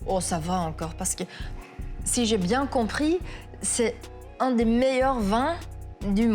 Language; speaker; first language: French; non-native, local second language; Dutch